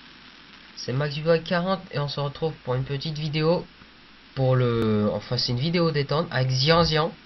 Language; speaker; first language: French; native; French